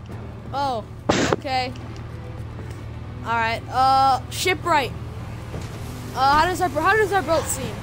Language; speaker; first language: English; native; English